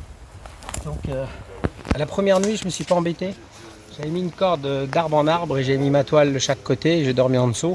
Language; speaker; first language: French; native; French